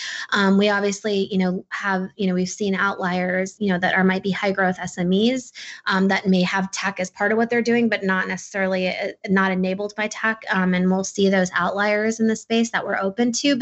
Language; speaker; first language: English; non-native, local second language; Urdu